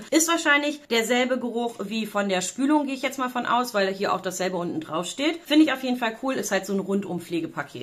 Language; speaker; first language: German; native; German